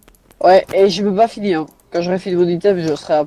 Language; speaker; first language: French; native; French